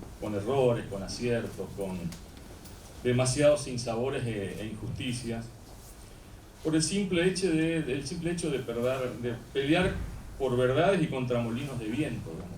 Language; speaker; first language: Spanish; native; Spanish